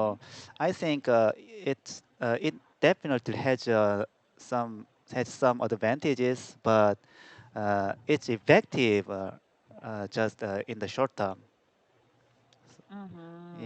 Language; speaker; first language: English; non-native, learner; Korean